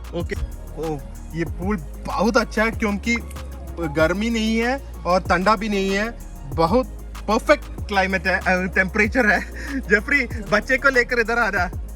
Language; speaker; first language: Hindi; non-native, local second language; Malayalam